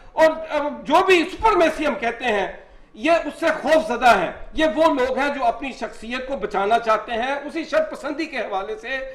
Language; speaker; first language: Urdu; native; Urdu